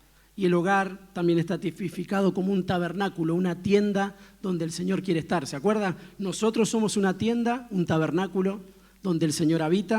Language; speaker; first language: Spanish; native; Spanish